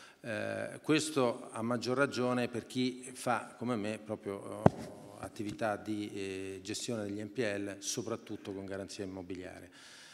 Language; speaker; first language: Italian; native; Italian